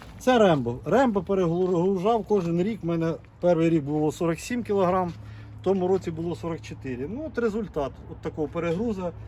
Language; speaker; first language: Ukrainian; non-native, local second language; Russian